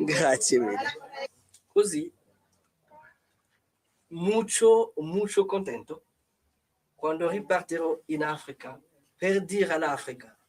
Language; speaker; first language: Italian; non-native, learner; Kongo